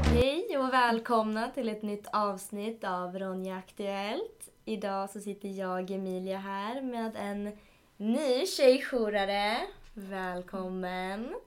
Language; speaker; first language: Swedish; early bilingual, other home language; Spanish